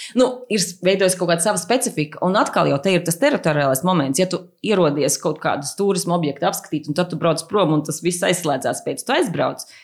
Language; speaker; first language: Latvian; native; Latvian